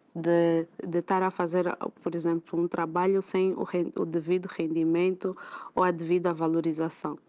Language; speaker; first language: Portuguese; native; Portuguese